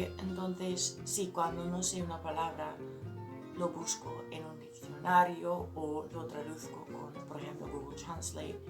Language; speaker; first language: Spanish; non-native, learner; English